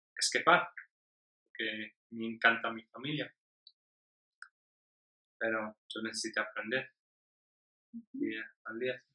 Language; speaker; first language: Spanish; non-native, learner; English